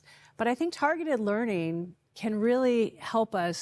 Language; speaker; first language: English; native; English